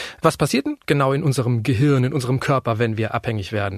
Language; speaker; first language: German; native; German